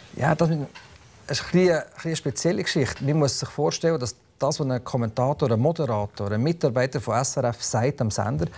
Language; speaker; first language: German; native; German